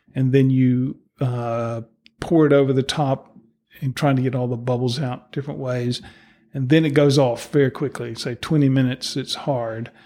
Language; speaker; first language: English; native; English